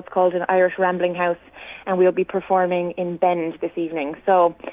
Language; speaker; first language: English; native; English